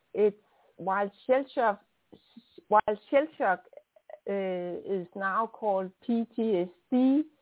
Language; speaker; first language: English; non-native, fluent; Danish